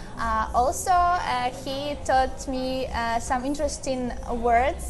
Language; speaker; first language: English; non-native, learner; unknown